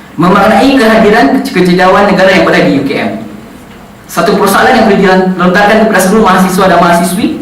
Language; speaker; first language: Malay; non-native, local second language; Central Dusun